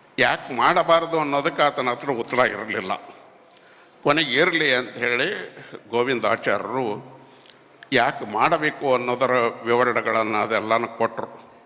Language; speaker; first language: Kannada; native; Kannada